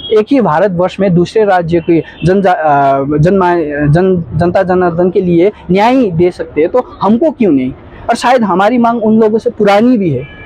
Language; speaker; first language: Hindi; non-native, local second language; Nepali